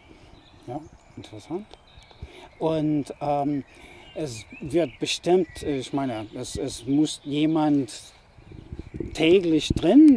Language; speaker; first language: German; non-native, fluent; English